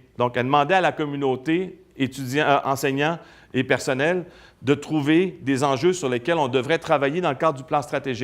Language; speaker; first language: French; native; French